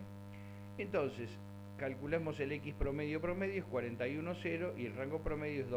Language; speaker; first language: Spanish; native; Spanish